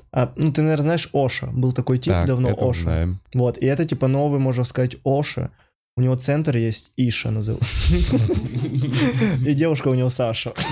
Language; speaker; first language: Russian; native; Russian